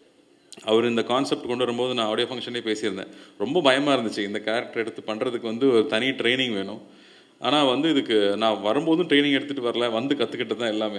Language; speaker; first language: Tamil; native; Tamil